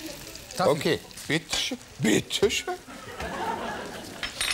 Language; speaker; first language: German; native; German